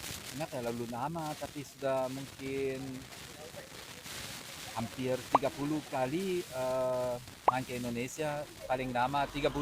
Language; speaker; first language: Indonesian; non-native, fluent; German